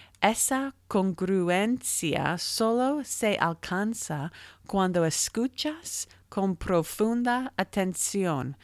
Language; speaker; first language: Spanish; non-native, learner; English